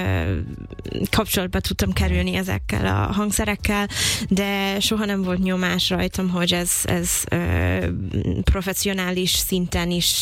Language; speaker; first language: Hungarian; non-native, fluent; English